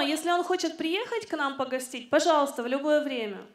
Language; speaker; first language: Russian; native; Russian